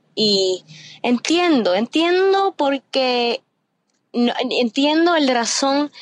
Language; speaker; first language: Spanish; early bilingual, heritage; Spanish